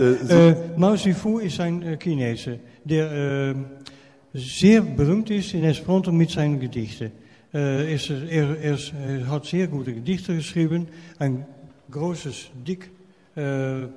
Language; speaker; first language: German; non-native, fluent; Dutch